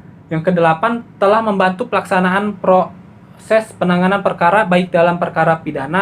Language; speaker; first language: Indonesian; native; Indonesian